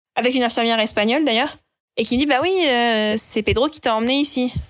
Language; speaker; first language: French; native; French